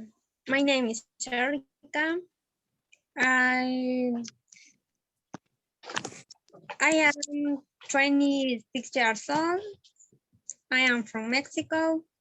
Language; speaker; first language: English; non-native, learner; Spanish